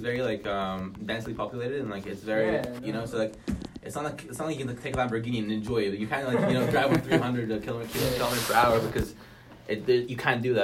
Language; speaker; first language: English; non-native, local second language; Hebrew